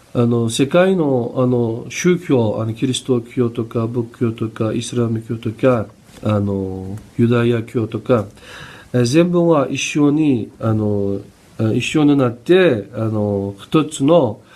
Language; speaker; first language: Japanese; non-native, fluent; Uyghur